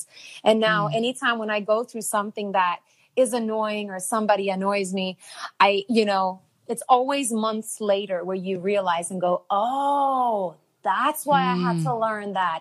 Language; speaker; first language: English; non-native, fluent; Albanian